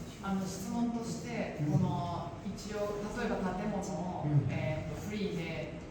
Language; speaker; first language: Japanese; native; Japanese